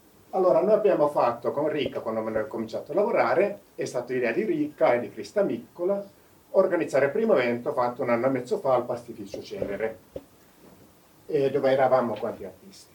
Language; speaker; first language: Italian; non-native, fluent; Finnish